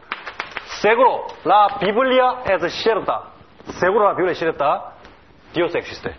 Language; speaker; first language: Spanish; non-native, learner; Korean